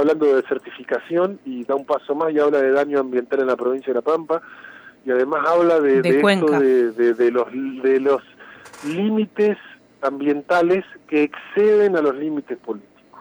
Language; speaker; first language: Spanish; native; Spanish